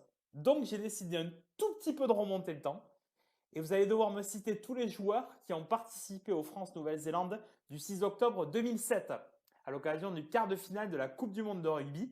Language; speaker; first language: French; native; French